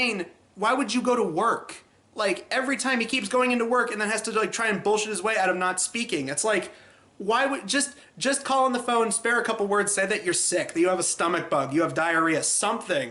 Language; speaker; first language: English; native; English